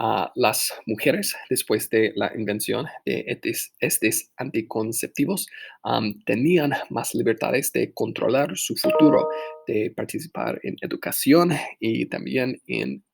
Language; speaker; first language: Spanish; non-native, fluent; English